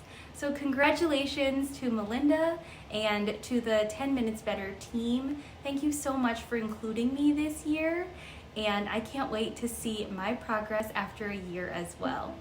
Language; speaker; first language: English; native; English